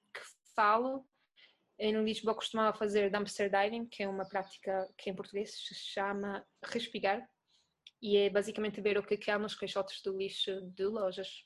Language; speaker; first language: Portuguese; non-native, fluent; Italian